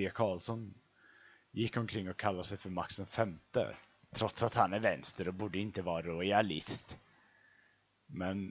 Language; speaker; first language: Swedish; native; Swedish